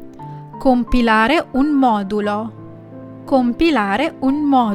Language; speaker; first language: Italian; non-native, fluent; Sinhala